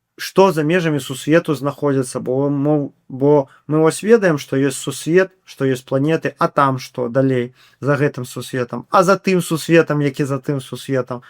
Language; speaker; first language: Belarusian; native; Belarusian